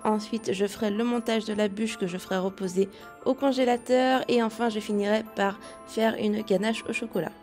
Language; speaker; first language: French; native; French